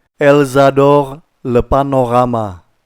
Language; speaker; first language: French; non-native, fluent; Indonesian